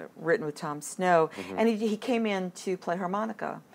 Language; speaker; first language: English; native; English